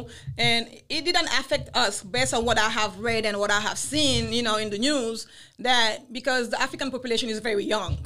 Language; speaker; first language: English; non-native, fluent; Wolof